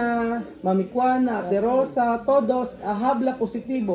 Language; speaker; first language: Spanish; non-native, learner; Filipino